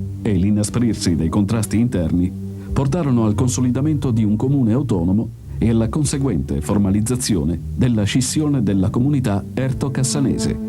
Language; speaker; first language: Italian; native; Italian